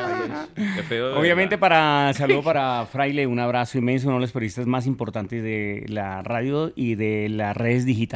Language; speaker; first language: Spanish; native; Spanish